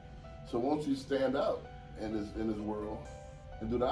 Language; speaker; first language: English; native; English